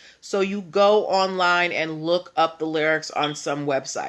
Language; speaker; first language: English; native; English